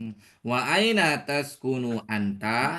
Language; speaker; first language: Arabic; non-native, fluent; Indonesian